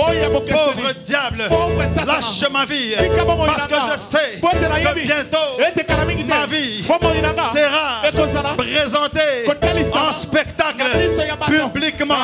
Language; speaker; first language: French; non-native, local second language; Lingala